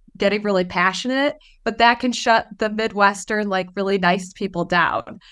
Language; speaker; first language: English; native; English